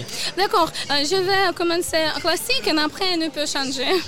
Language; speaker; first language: French; non-native, learner; Ukrainian